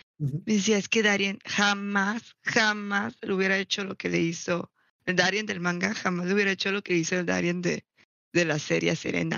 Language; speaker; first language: Spanish; native; Spanish